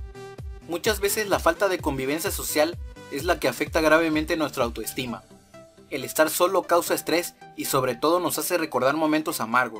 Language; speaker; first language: Spanish; native; Spanish